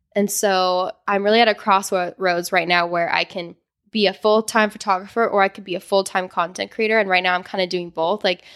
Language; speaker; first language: English; native; English